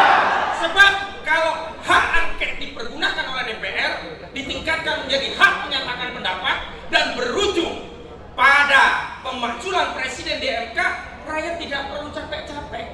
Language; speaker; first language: Indonesian; native; Indonesian